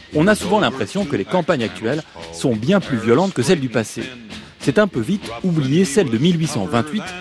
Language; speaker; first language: French; native; French